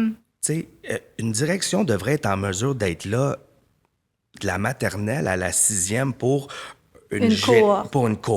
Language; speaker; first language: French; native; French